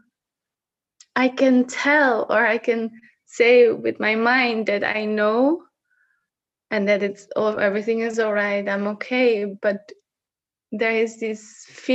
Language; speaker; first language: English; non-native, fluent; Dutch